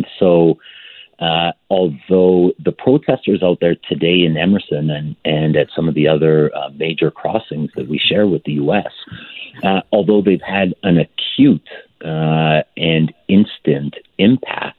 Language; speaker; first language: English; native; English